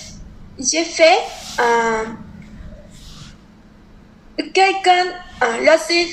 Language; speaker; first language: French; non-native, learner; Spanish